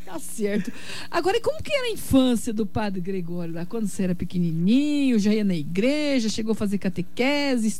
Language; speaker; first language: Portuguese; native; Portuguese